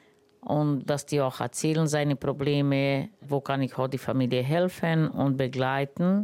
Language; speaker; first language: German; non-native, learner; Romany